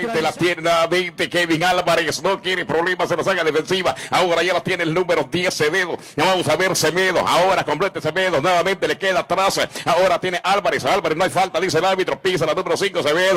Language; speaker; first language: Spanish; native; Spanish